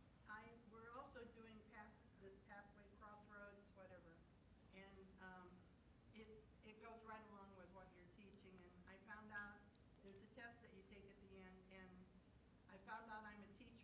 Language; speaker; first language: English; native; English